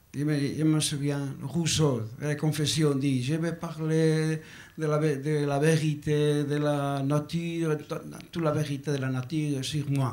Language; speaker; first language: French; non-native, learner; Basque